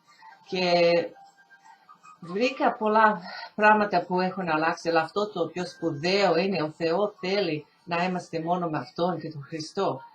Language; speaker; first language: Greek; early bilingual, heritage; Greek